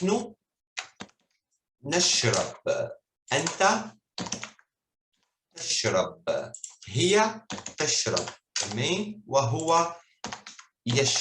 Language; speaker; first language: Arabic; non-native, fluent; Portuguese